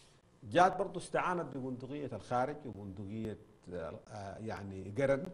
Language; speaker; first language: Arabic; native; Arabic